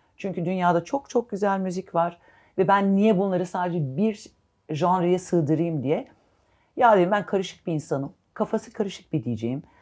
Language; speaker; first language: Turkish; early bilingual, heritage; Turkish